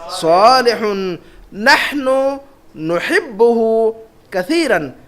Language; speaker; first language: Arabic; non-native, fluent; Urdu